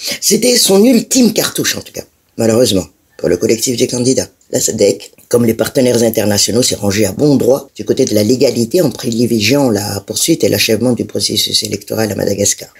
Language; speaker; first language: French; non-native, local second language; Malagasy